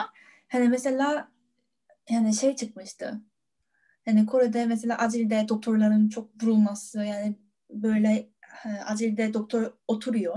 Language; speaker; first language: Turkish; non-native, fluent; Korean